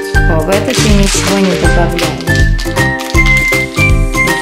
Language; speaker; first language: Russian; native; Russian